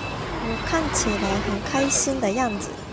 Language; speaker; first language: Chinese; non-native, learner; Japanese